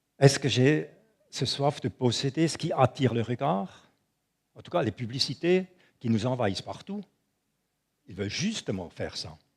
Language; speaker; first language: French; non-native, local second language; German